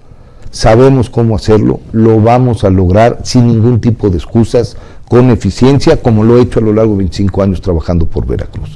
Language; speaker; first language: Spanish; native; Spanish